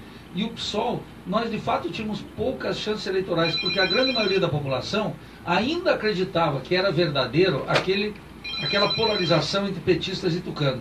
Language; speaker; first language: Portuguese; native; Portuguese